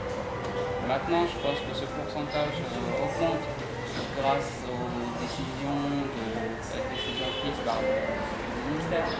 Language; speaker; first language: French; non-native, fluent; Arabic